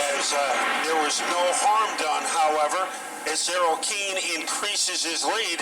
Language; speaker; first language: English; native; English